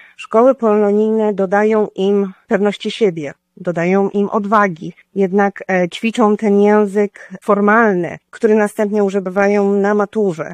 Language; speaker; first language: Polish; native; Polish